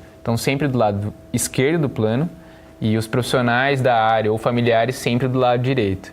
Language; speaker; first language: Portuguese; native; Portuguese